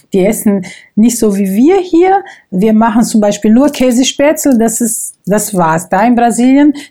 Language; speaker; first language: German; non-native, fluent; Portuguese